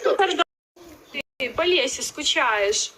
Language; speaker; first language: Russian; native; Russian